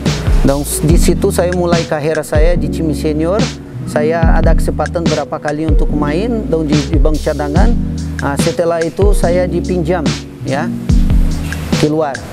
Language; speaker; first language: Indonesian; non-native, fluent; Portuguese